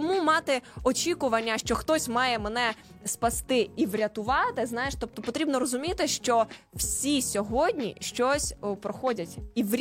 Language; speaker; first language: Ukrainian; native; Ukrainian